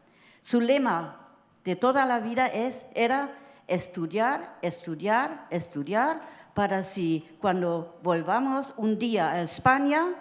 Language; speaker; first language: Spanish; early bilingual, heritage; Spanish